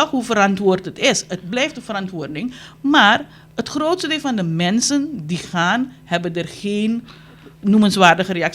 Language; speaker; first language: Dutch; native; Dutch